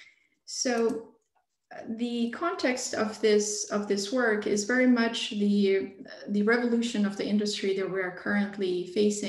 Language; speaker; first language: English; non-native, fluent; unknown